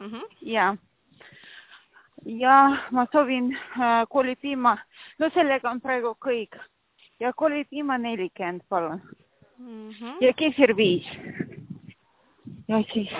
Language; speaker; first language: Estonian; non-native, learner; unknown